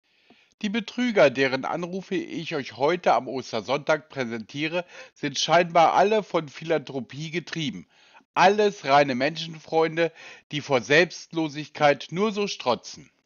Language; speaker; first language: German; native; German